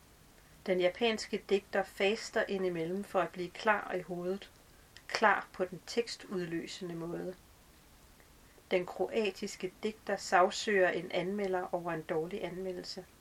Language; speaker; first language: Danish; native; Danish